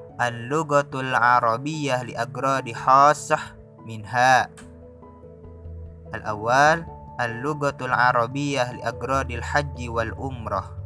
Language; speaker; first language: Arabic; non-native, learner; Indonesian